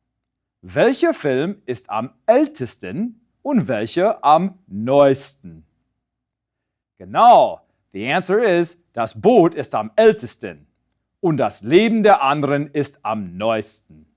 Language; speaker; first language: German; non-native, fluent; English